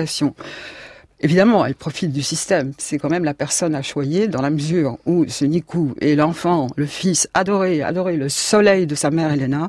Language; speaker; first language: French; native; French